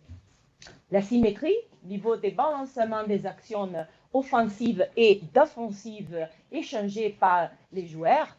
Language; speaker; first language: French; non-native, fluent; Italian